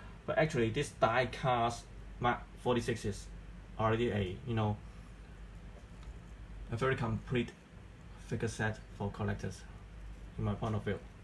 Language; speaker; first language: English; non-native, local second language; Cantonese